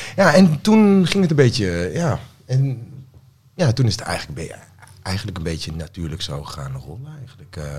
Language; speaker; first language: Dutch; native; Dutch